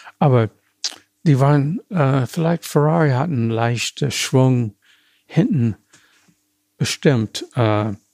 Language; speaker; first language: German; non-native, fluent; English